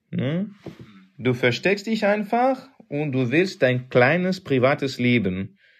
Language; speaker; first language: German; non-native, fluent; Russian